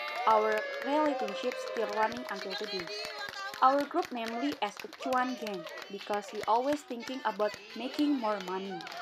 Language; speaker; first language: English; non-native, learner; Indonesian